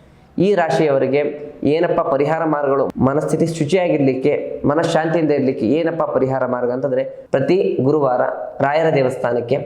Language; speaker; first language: Kannada; native; Kannada